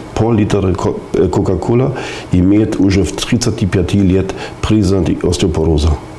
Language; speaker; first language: Russian; non-native, fluent; German